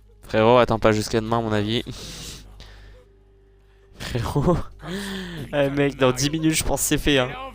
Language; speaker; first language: French; native; French